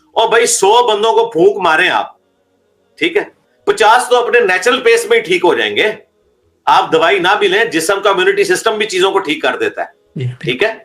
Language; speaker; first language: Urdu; non-native, local second language; Punjabi